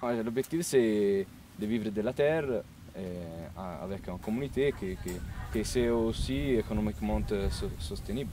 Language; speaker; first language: French; non-native, learner; Italian